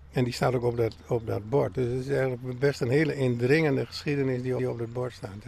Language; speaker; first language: Dutch; native; Dutch